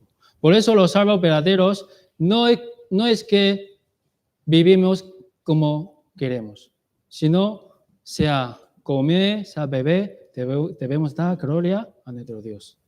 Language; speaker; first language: Spanish; non-native, learner; Chinese